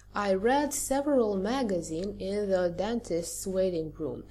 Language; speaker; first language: English; non-native, fluent; Romanian